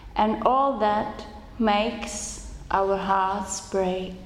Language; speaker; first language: English; non-native, fluent; Czech